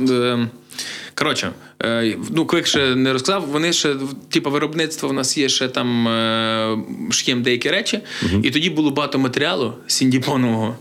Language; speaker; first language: Ukrainian; native; Ukrainian